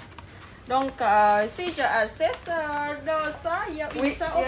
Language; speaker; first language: French; non-native, learner; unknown